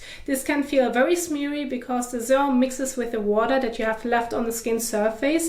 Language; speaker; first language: English; non-native, fluent; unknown